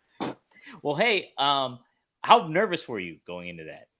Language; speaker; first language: English; native; English